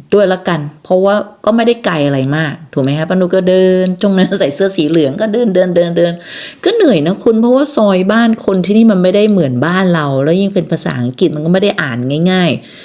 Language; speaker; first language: Thai; native; Thai